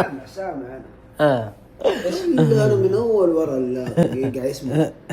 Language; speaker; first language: Arabic; native; Arabic